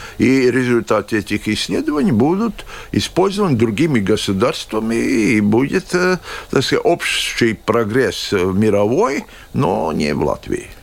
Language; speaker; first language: Russian; non-native, local second language; Latvian